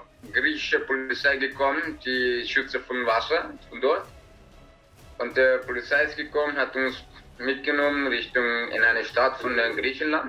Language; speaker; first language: German; non-native, learner; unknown